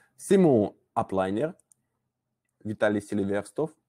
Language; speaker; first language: French; non-native, learner; Russian